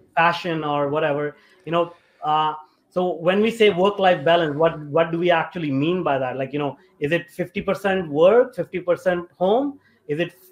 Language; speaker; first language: English; non-native, local second language; Hindi